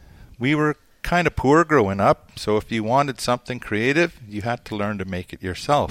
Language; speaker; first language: English; non-native, fluent; Cree